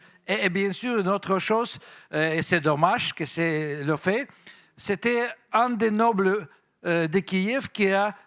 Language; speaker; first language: French; non-native, fluent; Russian